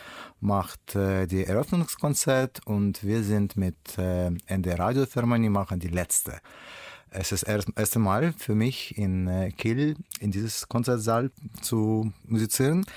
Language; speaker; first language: German; non-native, learner; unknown